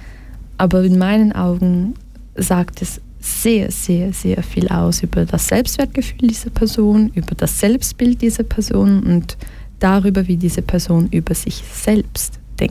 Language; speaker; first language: German; early bilingual, other home language; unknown